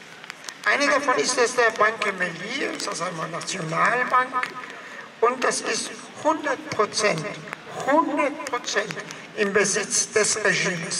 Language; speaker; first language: German; non-native, fluent; Persian